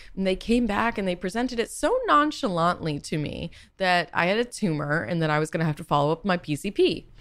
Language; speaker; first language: English; native; English